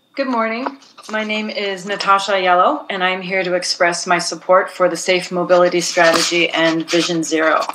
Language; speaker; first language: English; native; English